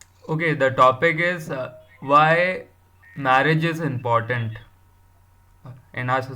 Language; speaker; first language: English; non-native, local second language; Hindi